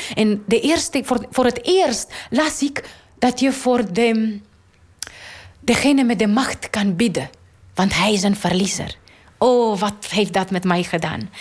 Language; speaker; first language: Dutch; non-native, fluent; Romanian